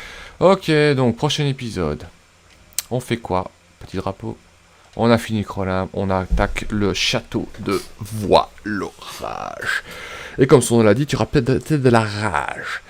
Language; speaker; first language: French; native; French